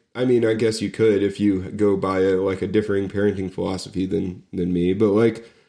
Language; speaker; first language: English; native; English